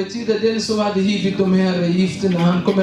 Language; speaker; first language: Swedish; non-native, learner; Swahili